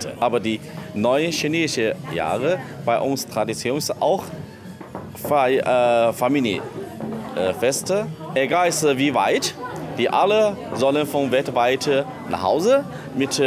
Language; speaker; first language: German; non-native, learner; Chinese